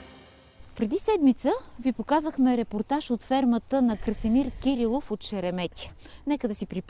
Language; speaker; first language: Bulgarian; native; Bulgarian